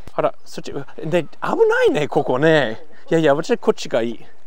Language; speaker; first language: Japanese; non-native, learner; English